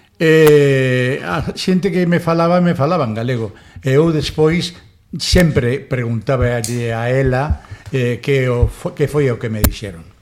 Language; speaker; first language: Galician; non-native, local second language; Spanish